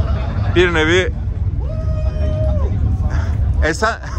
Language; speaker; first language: Turkish; native; Turkish